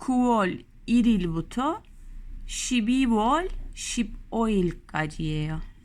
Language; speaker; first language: Korean; non-native, learner; Turkish